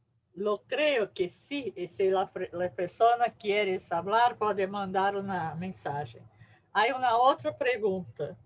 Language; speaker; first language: Spanish; non-native, learner; Portuguese